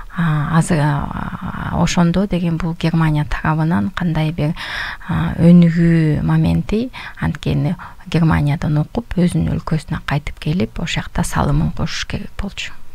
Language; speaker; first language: Kyrgyz; native; Kyrgyz